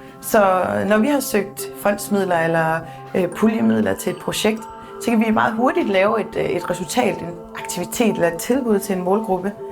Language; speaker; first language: Danish; native; Danish